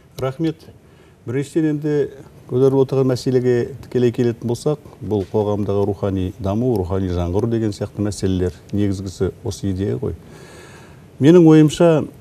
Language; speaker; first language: Kazakh; native; Kazakh